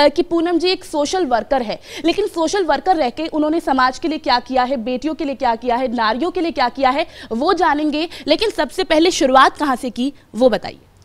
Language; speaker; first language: Hindi; native; Hindi